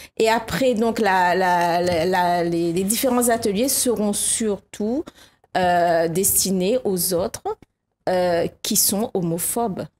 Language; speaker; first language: French; native; French